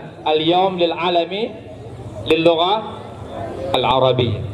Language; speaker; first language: Arabic; non-native, learner; Indonesian